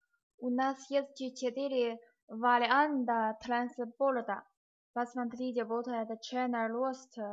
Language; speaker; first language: Russian; non-native, learner; Chinese